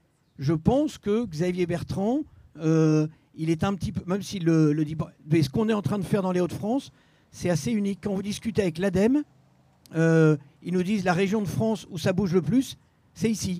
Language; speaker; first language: French; native; French